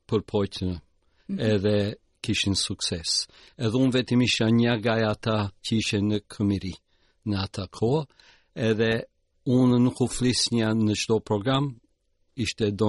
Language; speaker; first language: Albanian; early bilingual, heritage; Albanian